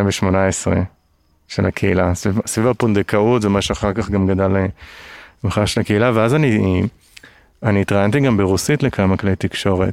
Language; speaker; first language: Hebrew; native; Hebrew